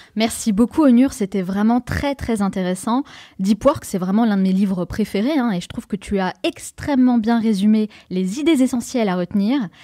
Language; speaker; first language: French; native; French